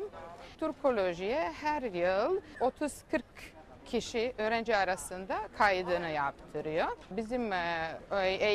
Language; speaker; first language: Turkish; non-native, fluent; Serbian